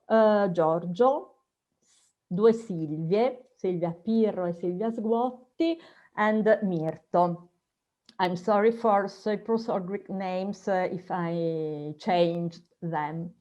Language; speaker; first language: English; non-native, fluent; Italian